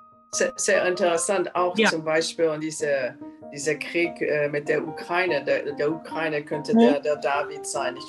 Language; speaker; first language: German; non-native, fluent; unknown